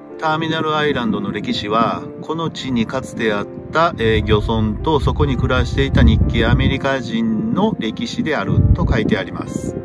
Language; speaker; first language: Japanese; native; Japanese